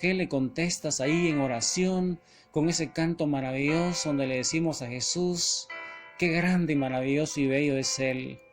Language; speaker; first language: Spanish; native; Spanish